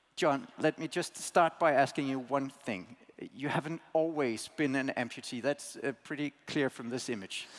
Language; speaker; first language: English; non-native, fluent; Danish